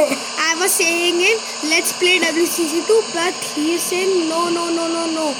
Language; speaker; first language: English; non-native, learner; Hindi